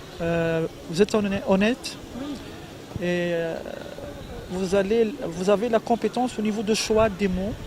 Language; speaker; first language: French; non-native, local second language; Arabic